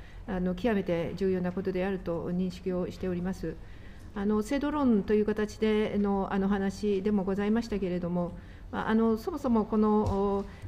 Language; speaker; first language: Japanese; native; Japanese